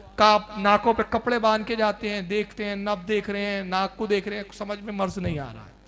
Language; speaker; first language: Urdu; native; Urdu